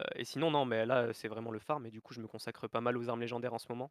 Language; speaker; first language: French; native; French